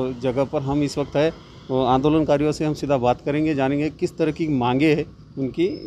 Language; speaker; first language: Hindi; non-native, local second language; Marathi